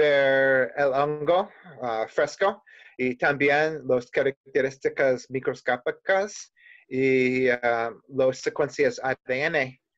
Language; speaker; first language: Spanish; non-native, learner; English